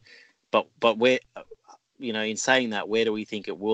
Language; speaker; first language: English; native; English